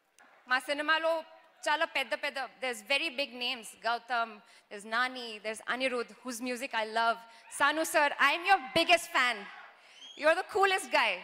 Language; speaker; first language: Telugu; non-native, learner; Kannada